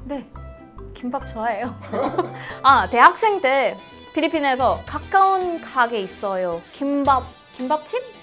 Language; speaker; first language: Korean; non-native, learner; Filipino